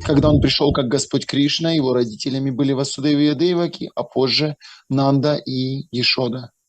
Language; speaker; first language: Russian; native; Russian